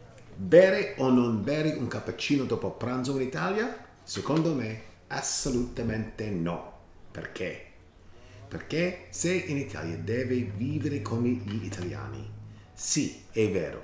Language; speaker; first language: Italian; non-native, learner; English